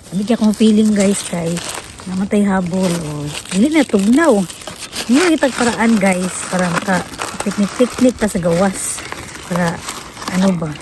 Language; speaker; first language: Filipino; non-native, local second language; Cebuano